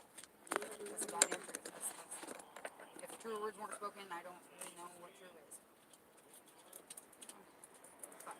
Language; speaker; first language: English; native; English